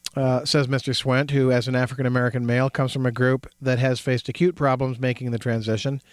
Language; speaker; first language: English; native; English